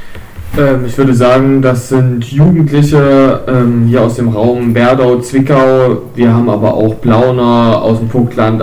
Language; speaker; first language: German; native; German